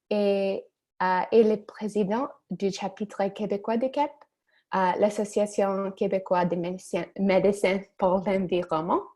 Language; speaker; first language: French; non-native, learner; English